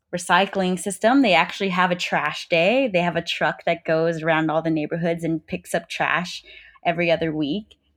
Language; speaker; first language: English; native; English